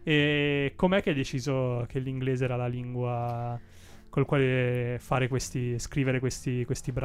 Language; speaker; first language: Italian; native; Italian